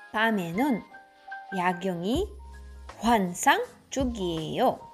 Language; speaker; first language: Korean; non-native, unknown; Filipino